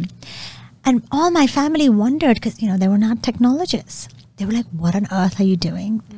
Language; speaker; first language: English; non-native, local second language; Urdu